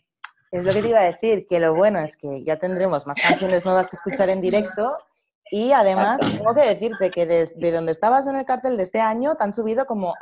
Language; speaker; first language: Spanish; native; Spanish